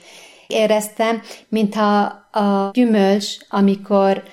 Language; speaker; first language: Hungarian; non-native, fluent; Arabic